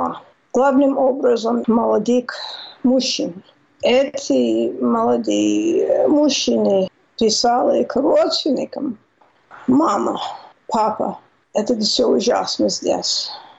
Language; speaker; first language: Russian; non-native, fluent; English